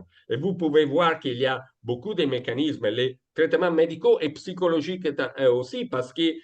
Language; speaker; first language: French; non-native, fluent; Italian